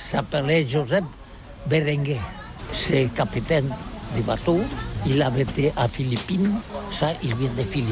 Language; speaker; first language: French; non-native, learner; Catalan